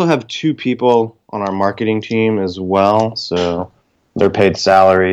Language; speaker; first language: English; native; English